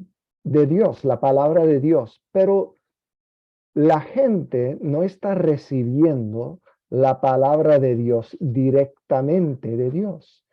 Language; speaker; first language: Spanish; non-native, fluent; English